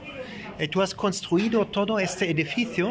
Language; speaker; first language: Spanish; non-native, learner; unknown